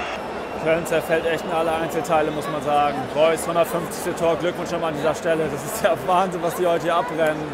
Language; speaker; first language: German; native; German